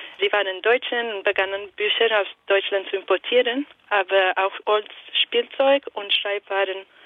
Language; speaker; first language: German; non-native, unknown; Italian